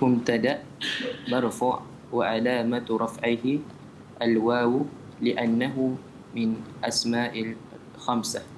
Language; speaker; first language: Arabic; non-native, learner; Malay